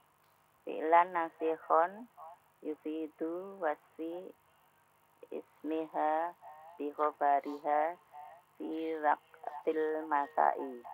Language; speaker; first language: Arabic; non-native, learner; Indonesian